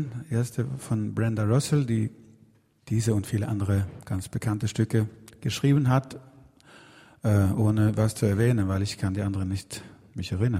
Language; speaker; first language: German; non-native, fluent; Swedish